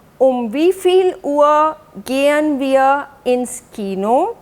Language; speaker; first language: German; non-native, fluent; Hindi